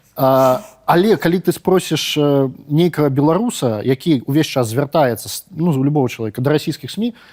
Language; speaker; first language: Belarusian; non-native, local second language; Russian